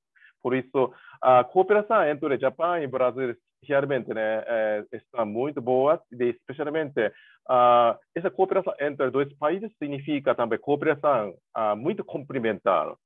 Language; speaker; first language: Portuguese; non-native, learner; Japanese